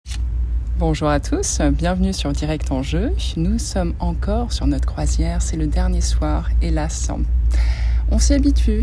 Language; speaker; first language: French; native; French